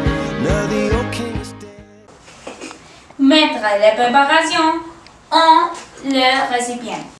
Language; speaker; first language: French; non-native, learner; Spanish